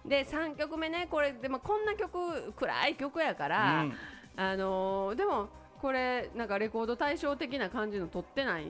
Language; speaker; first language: Japanese; native; Japanese